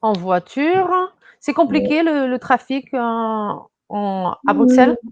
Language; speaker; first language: French; non-native, fluent; Portuguese